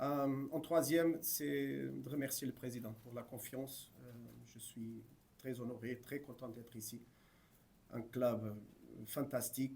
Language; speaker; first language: French; non-native, fluent; Portuguese